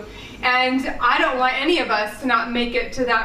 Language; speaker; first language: English; native; English